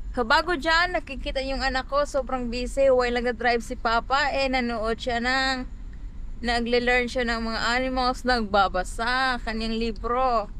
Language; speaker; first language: Filipino; non-native, local second language; Cebuano